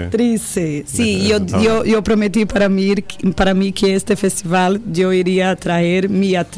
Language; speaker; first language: Spanish; non-native, learner; Portuguese